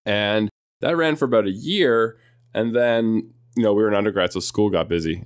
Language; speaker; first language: English; native; English